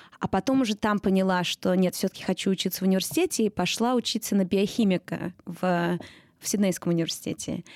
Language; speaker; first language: Russian; early bilingual, heritage; Russian